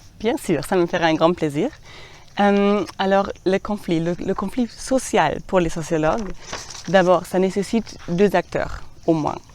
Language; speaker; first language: French; non-native, fluent; German